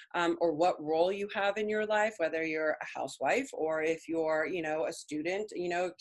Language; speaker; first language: English; early bilingual, other home language; Spanish